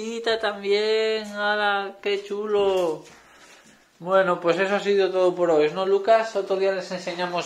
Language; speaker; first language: Spanish; native; Spanish